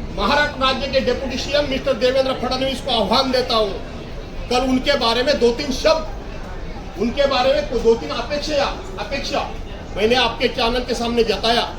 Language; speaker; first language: Hindi; non-native, local second language; Marathi